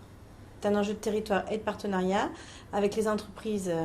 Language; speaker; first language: French; native; French